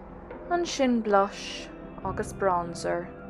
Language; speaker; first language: Irish; non-native, learner; English